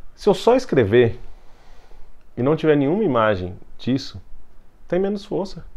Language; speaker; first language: Portuguese; native; Portuguese